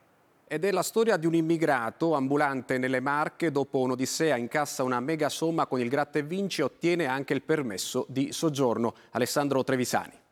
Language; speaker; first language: Italian; native; Italian